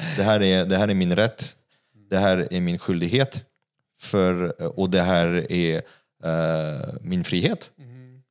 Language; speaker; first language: Swedish; non-native, fluent; French